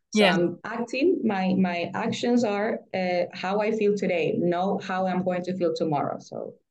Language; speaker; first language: English; non-native, fluent; Spanish